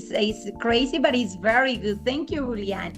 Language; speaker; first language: English; non-native, fluent; Spanish